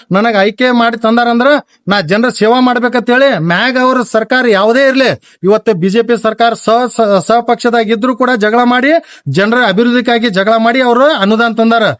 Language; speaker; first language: Kannada; non-native, local second language; Lambadi